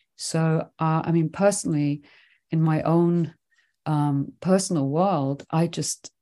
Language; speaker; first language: English; early bilingual, other home language; Swedish